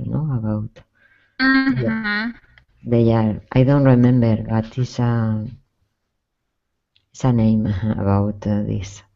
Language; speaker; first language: English; non-native, learner; Spanish